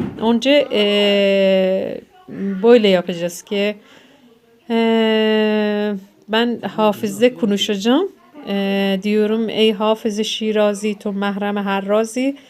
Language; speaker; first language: Turkish; non-native, learner; Persian